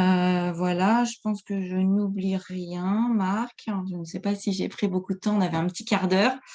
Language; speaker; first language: French; native; French